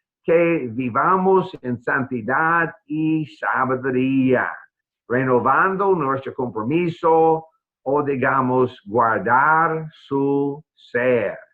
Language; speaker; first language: Spanish; non-native, fluent; English